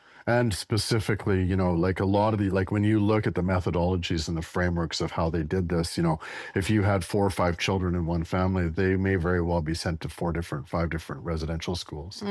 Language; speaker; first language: English; native; English